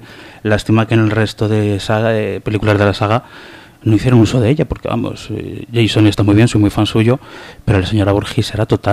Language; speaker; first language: Spanish; native; Spanish